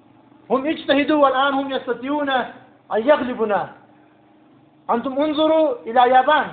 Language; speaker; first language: Arabic; non-native, learner; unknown